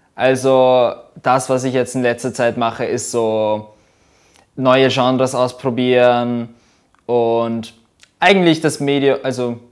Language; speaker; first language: German; early bilingual, other home language; Russian